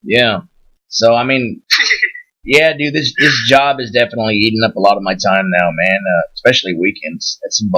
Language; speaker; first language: English; native; English